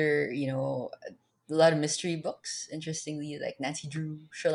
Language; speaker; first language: English; non-native, local second language; Filipino